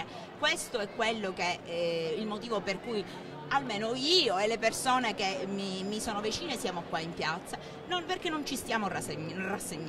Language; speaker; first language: Italian; native; Italian